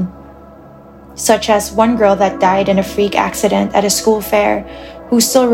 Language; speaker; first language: English; non-native, local second language; Filipino